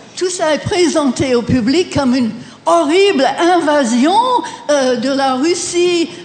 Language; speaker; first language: French; non-native, fluent; English